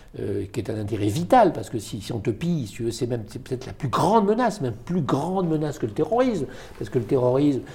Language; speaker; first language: French; native; French